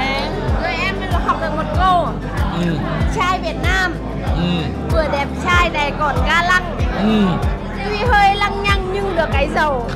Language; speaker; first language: Vietnamese; non-native, fluent; Lao